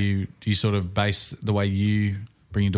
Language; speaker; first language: English; native; English